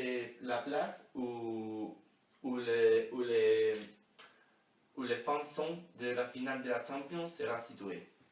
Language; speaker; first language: French; non-native, learner; Spanish